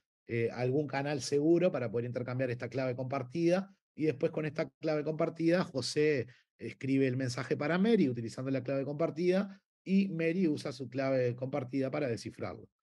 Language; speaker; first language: Spanish; native; Spanish